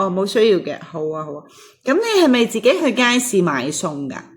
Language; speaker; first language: Cantonese; native; Cantonese